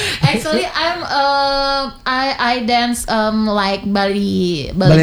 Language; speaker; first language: English; non-native, learner; Indonesian